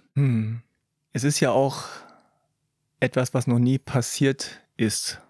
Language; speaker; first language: German; early bilingual, other home language; Korean